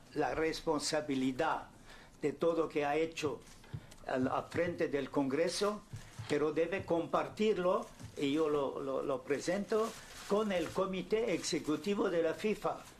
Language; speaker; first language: Spanish; non-native, fluent; German